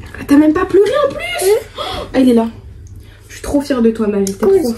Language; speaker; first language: French; native; French